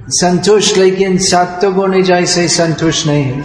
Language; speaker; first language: Hindi; non-native, fluent; English